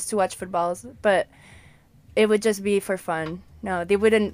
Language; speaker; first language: English; non-native, fluent; French